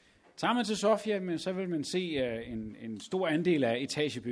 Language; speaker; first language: Danish; native; Danish